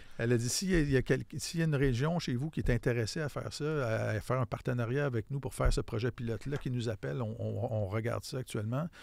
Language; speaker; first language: French; native; French